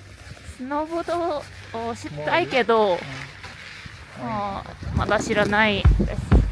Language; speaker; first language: Japanese; non-native, learner; Korean